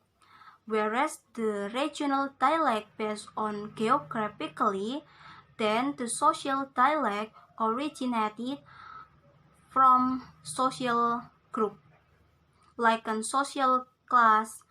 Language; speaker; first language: English; non-native, learner; Indonesian